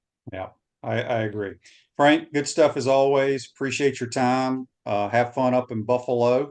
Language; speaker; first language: English; native; English